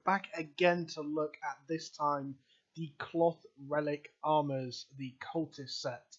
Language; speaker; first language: English; native; English